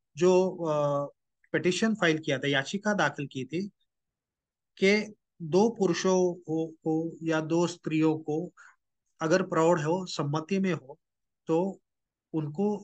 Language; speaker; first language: Hindi; non-native, local second language; Marathi